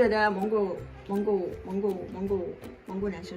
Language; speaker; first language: Chinese; non-native, fluent; Mongolian